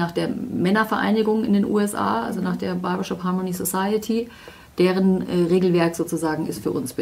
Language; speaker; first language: German; native; German